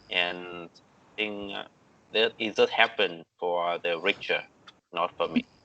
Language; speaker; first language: English; non-native, learner; Vietnamese